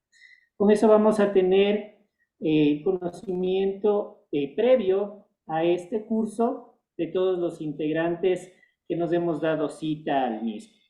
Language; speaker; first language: Spanish; native; Spanish